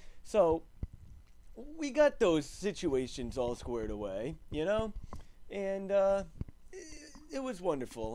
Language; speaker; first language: English; native; English